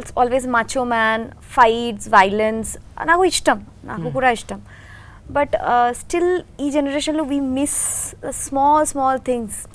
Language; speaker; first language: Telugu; non-native, learner; Hindi